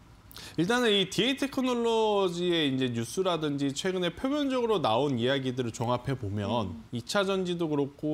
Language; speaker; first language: Korean; native; Korean